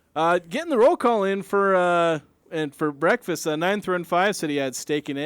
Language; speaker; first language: English; native; English